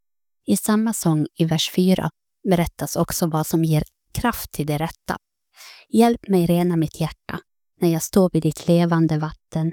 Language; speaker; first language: Swedish; native; Swedish